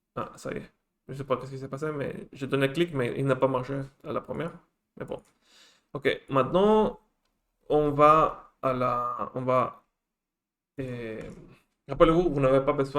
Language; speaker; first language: French; non-native, fluent; Spanish